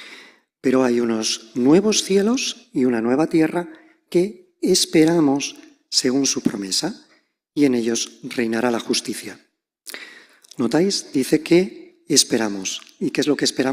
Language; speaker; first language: Spanish; native; Spanish